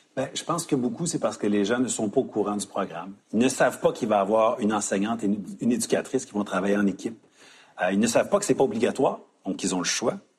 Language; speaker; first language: French; native; French